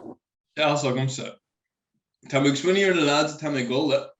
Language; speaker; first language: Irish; non-native, local second language; English